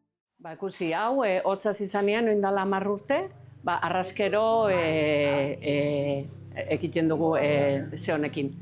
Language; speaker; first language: Basque; native; Basque